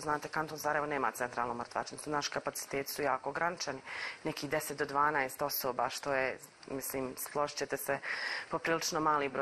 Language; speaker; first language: Croatian; native; Croatian